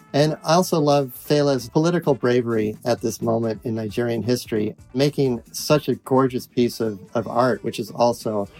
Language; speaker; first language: English; native; English